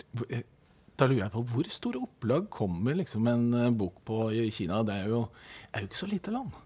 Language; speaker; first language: Norwegian; native; Norwegian